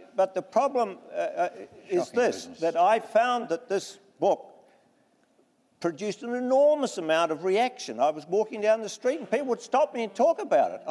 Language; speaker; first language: English; native; English